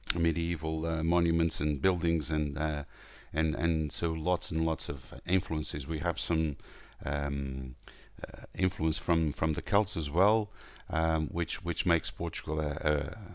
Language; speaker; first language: English; non-native, fluent; Portuguese